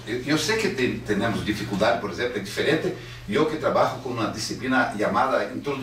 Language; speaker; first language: Spanish; non-native, fluent; Portuguese